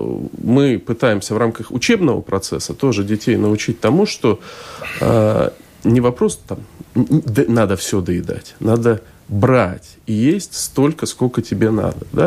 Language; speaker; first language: Russian; native; Russian